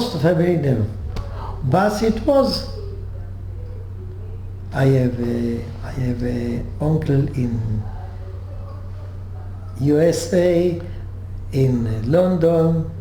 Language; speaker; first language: English; non-native, learner; French